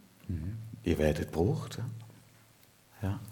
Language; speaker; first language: German; native; German